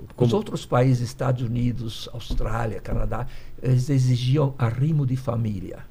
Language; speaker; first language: Portuguese; early bilingual, other home language; Hungarian